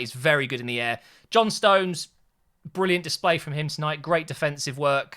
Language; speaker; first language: English; native; English